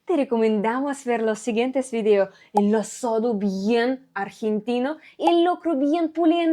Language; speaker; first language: Spanish; non-native, learner; Russian